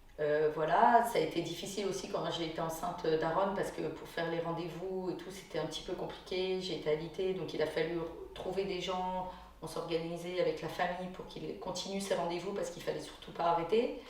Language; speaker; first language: French; native; French